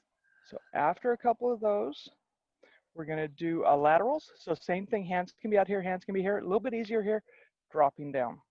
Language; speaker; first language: English; native; English